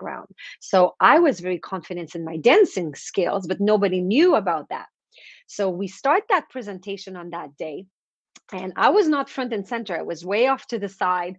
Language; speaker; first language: English; non-native, fluent; French